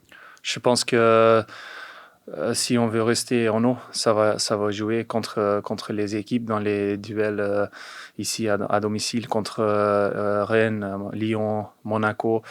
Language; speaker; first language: French; non-native, fluent; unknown